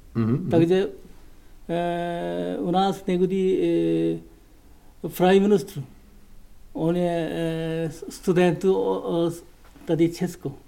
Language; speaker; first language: Czech; non-native, learner; Korean